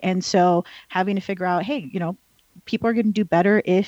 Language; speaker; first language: English; early bilingual, other home language; Spanish